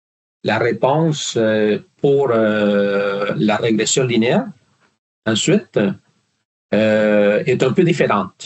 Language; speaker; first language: French; non-native, fluent; Spanish